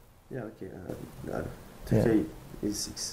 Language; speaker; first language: English; non-native, learner; Turkish